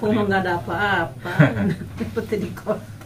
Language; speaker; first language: Indonesian; non-native, local second language; Sundanese